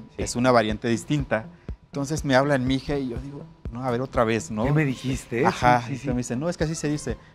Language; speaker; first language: Spanish; non-native, local second language; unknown